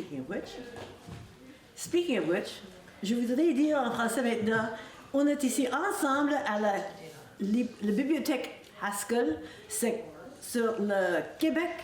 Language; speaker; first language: French; non-native, learner; English